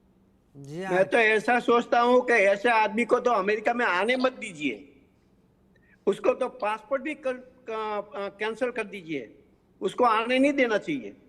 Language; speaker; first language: Hindi; non-native, local second language; Gujarati